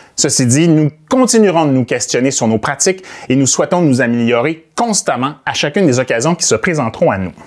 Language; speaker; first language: French; native; French